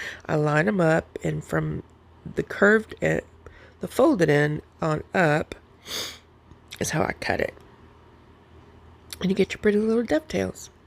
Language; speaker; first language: English; native; English